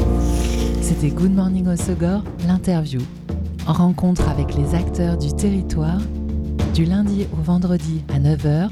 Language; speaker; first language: French; native; French